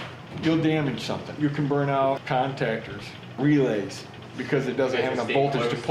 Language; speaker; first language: English; native; English